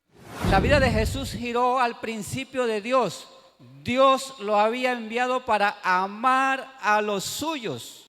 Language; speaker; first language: Spanish; native; Spanish